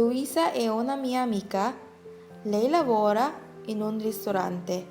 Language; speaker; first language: Italian; non-native, learner; Filipino